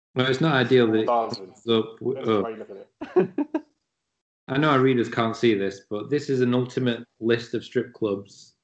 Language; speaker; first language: English; native; English